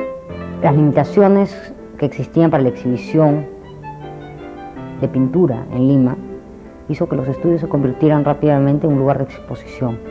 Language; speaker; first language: Spanish; native; Spanish